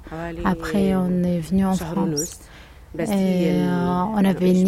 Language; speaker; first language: French; non-native, learner; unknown